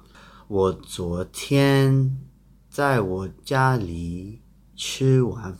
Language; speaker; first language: Chinese; non-native, fluent; English